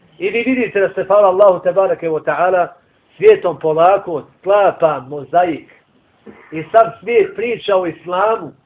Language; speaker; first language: Bosnian; native; Bosnian